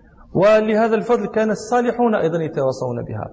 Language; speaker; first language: Arabic; native; Arabic